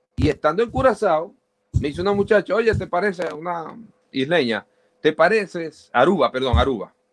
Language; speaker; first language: Spanish; native; Spanish